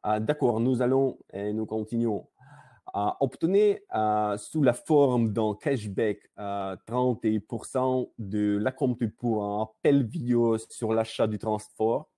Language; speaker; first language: French; non-native, learner; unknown